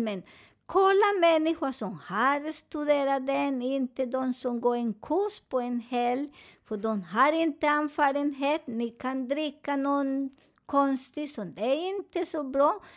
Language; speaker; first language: Swedish; non-native, fluent; Spanish